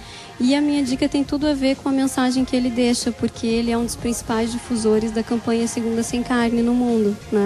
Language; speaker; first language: Portuguese; native; Portuguese